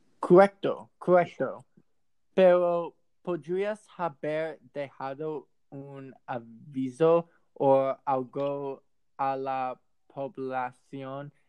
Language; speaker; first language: Spanish; non-native, learner; English